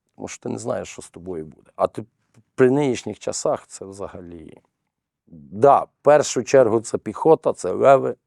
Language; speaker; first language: Ukrainian; native; Ukrainian